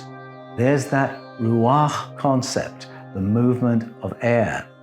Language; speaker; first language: English; native; English